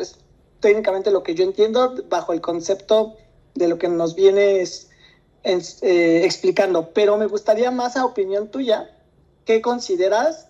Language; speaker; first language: Spanish; native; Spanish